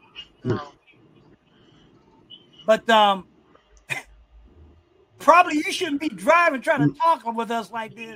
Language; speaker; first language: English; native; English